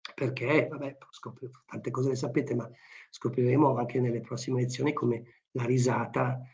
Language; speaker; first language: Italian; native; Italian